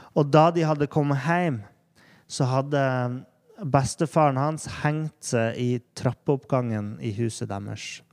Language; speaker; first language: Norwegian; native; Norwegian